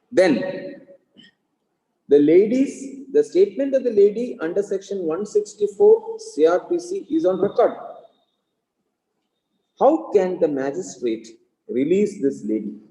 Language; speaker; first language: English; non-native, local second language; Malayalam